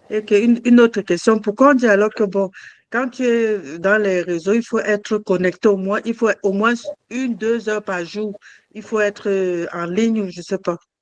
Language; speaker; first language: French; non-native, fluent; German